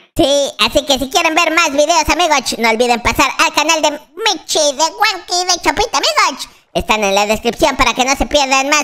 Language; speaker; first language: Spanish; native; Spanish